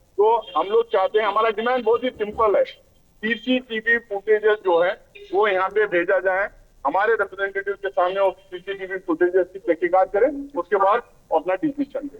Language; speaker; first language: Hindi; non-native, local second language; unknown